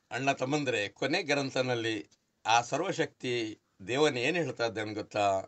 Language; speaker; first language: Kannada; non-native, local second language; Urdu